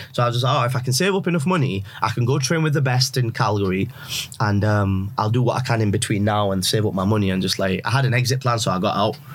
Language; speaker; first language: English; early bilingual, other home language; Urdu